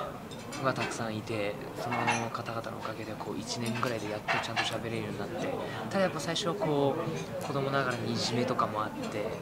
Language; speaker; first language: Japanese; early bilingual, other home language; Burmese